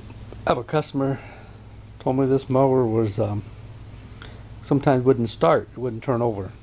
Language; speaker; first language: English; native; English